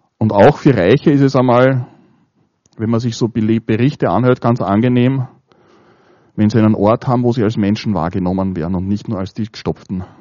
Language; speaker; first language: German; native; German